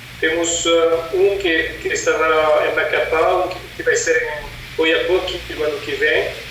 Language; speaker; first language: Portuguese; non-native, fluent; French